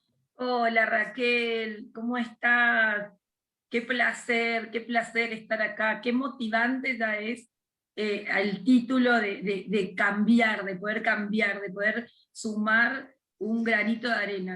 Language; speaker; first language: Spanish; native; Spanish